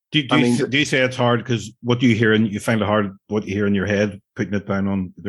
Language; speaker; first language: English; native; English